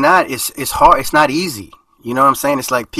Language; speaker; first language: English; early bilingual, other home language; Spanish